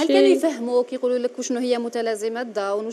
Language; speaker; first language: Arabic; native; Arabic